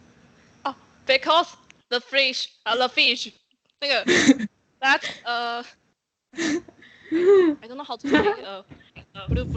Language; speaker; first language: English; non-native, learner; Chinese